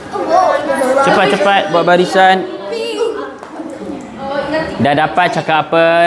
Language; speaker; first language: Malay; native; Malay